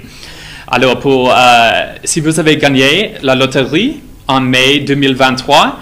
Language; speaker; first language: French; non-native, fluent; English